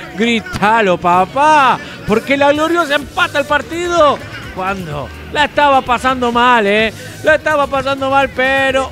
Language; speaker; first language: Spanish; native; Spanish